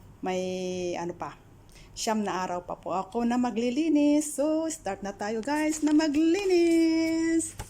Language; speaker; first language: Filipino; native; Filipino